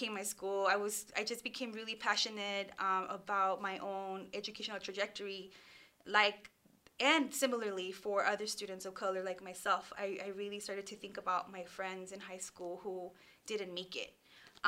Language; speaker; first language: English; early bilingual, other home language; Spanish